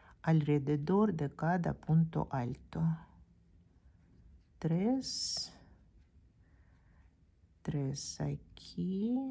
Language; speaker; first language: Spanish; non-native, fluent; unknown